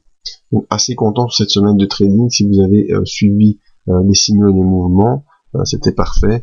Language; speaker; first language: French; native; French